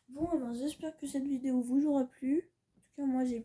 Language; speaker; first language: French; native; French